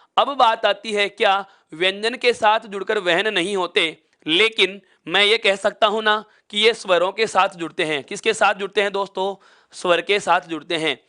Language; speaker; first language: Hindi; native; Hindi